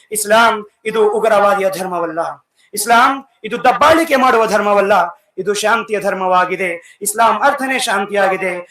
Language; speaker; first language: Kannada; non-native, local second language; Urdu